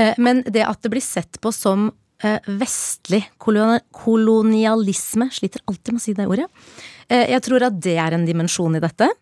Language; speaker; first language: Norwegian; early bilingual, other home language; Arabic